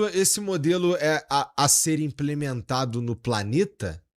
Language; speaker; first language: Portuguese; native; Portuguese